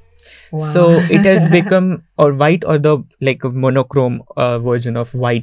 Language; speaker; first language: English; non-native, local second language; Marathi